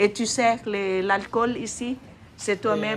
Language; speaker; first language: French; non-native, learner; English